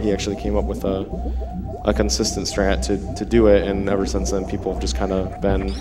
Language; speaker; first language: English; native; English